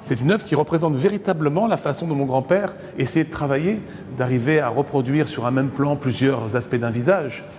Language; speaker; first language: French; native; French